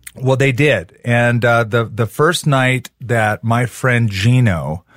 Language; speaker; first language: English; native; English